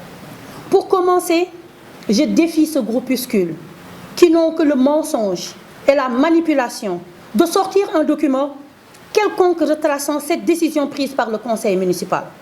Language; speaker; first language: French; non-native, local second language; Wolof